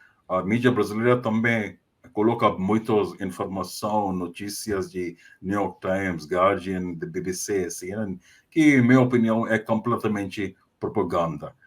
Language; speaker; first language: Portuguese; non-native, fluent; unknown